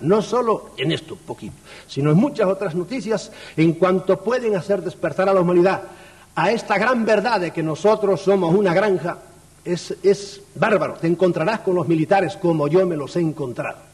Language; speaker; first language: Spanish; native; Spanish